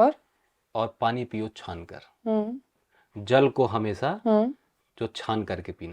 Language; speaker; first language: Hindi; native; Hindi